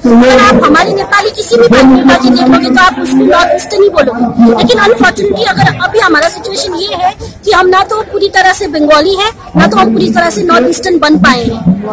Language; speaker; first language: Hindi; non-native, local second language; Nepali